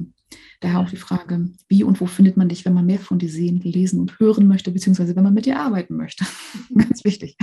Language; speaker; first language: German; native; German